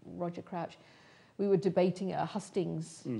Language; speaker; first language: English; native; English